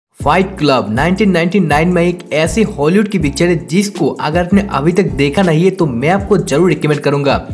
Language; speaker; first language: Hindi; non-native, local second language; Bangla